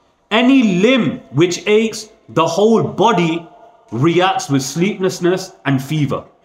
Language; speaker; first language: English; native; English